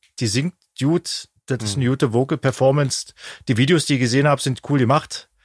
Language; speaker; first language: German; native; German